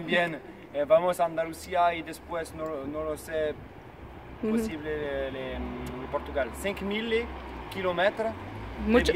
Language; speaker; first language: Spanish; non-native, learner; French